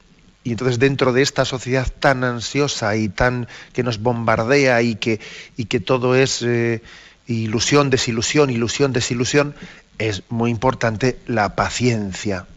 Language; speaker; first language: Spanish; native; Spanish